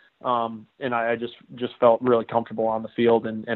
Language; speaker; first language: English; native; English